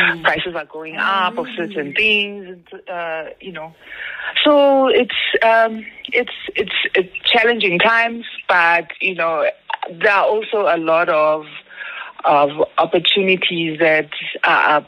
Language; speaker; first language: English; non-native, local second language; Zulu